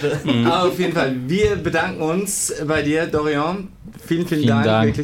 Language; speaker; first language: German; native; German